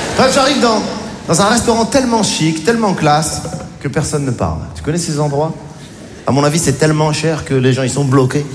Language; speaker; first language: French; native; French